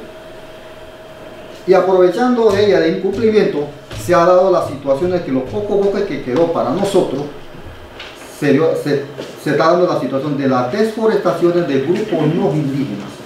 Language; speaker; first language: Spanish; non-native, local second language; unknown